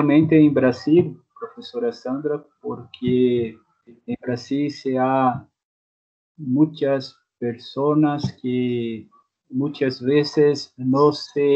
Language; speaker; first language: Spanish; non-native, fluent; Portuguese